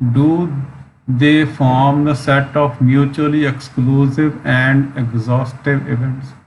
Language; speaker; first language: English; non-native, local second language; Punjabi